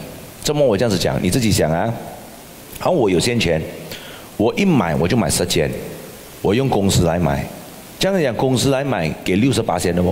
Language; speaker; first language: Chinese; native; Chinese